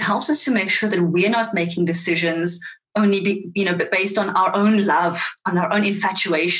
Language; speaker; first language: English; non-native, local second language; Afrikaans